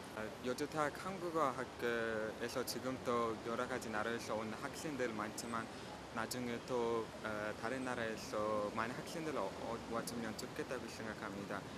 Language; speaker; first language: Korean; non-native, fluent; Uzbek